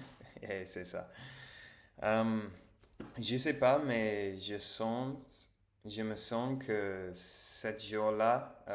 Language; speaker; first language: French; non-native, learner; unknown